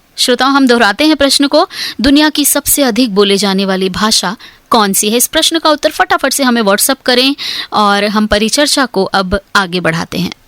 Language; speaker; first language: Hindi; native; Hindi